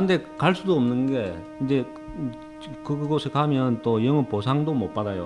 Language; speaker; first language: Korean; native; Korean